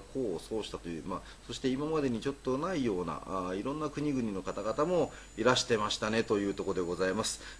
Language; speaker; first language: Japanese; native; Japanese